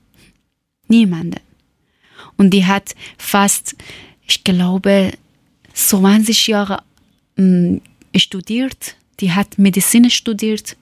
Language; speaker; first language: German; non-native, learner; Persian